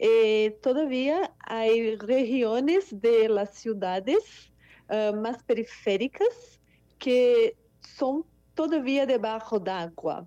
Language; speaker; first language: Spanish; non-native, fluent; Portuguese